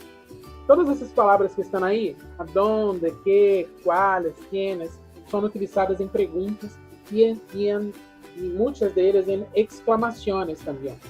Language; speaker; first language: Spanish; non-native, fluent; Portuguese